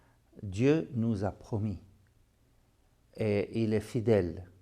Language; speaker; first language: French; non-native, fluent; Arabic